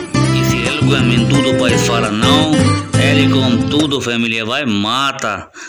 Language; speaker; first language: Portuguese; non-native, learner; Hindi